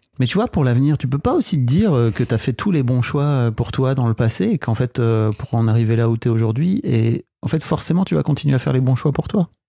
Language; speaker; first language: French; native; French